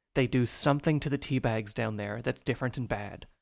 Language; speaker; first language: English; native; English